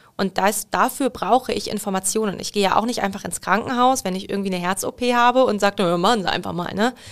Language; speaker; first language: German; native; German